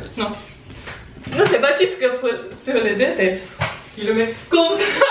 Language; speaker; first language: French; non-native, learner; Chinese